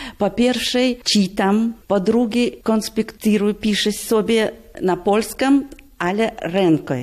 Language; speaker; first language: Polish; non-native, learner; Russian